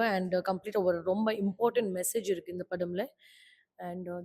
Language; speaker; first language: Tamil; non-native, learner; Malayalam